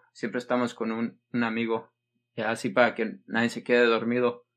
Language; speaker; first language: Spanish; early bilingual, heritage; Spanish